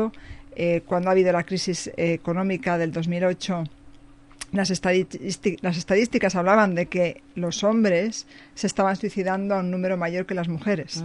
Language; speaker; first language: Spanish; native; Spanish